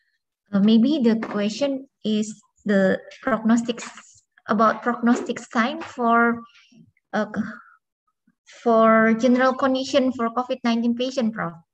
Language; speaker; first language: English; non-native, fluent; Indonesian